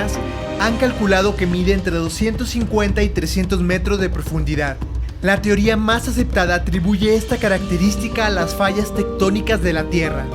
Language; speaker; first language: Spanish; native; Spanish